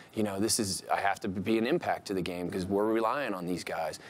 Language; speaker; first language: English; native; English